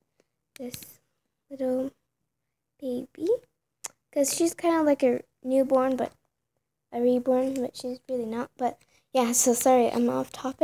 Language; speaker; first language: English; native; English